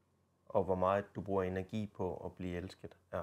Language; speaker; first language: Danish; native; Danish